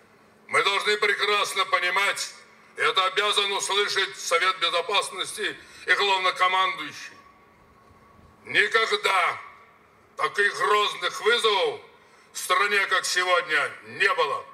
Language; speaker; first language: Russian; native; Russian